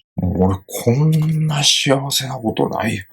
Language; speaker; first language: Japanese; native; Japanese